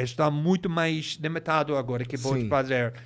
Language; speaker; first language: Portuguese; non-native, fluent; English